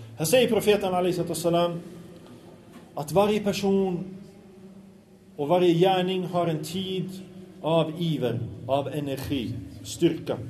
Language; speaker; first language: Swedish; early bilingual, other home language; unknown